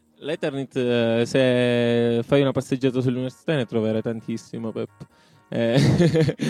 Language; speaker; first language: Italian; native; Italian